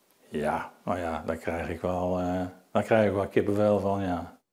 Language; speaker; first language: Dutch; native; Dutch